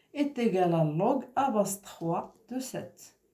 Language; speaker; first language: French; non-native, local second language; Arabic